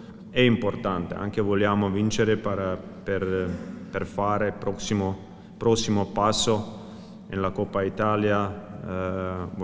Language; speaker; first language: Italian; non-native, fluent; Croatian